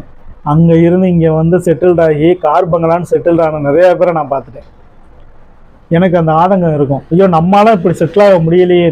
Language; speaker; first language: Tamil; native; Tamil